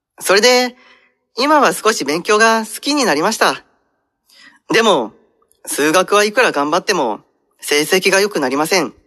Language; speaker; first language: Japanese; non-native, learner; Indonesian